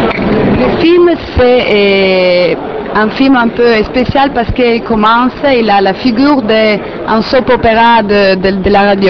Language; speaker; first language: French; non-native, fluent; Italian